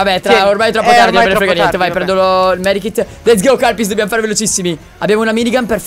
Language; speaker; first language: Italian; native; Italian